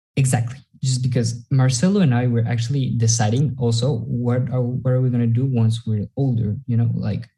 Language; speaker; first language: English; non-native, fluent; Spanish